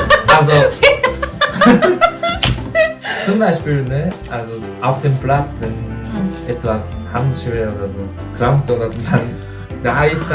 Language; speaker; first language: German; non-native, learner; Japanese